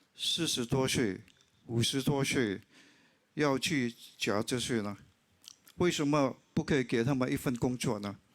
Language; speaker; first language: Chinese; non-native, local second language; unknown